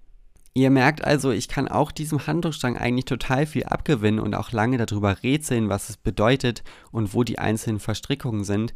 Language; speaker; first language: German; native; German